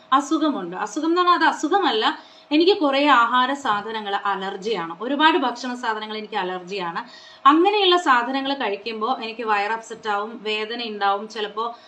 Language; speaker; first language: Malayalam; non-native, local second language; Konkani